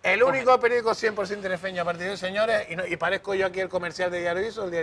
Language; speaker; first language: Spanish; native; Spanish